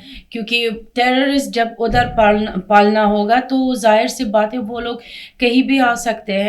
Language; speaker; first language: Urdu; non-native, fluent; Persian